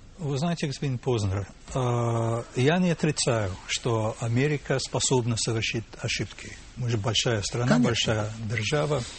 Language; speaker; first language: Russian; non-native, fluent; English